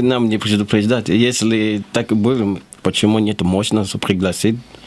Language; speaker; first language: Russian; non-native, learner; Lingala